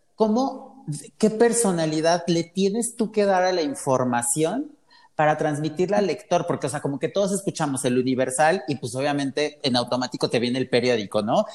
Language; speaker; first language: Spanish; native; Spanish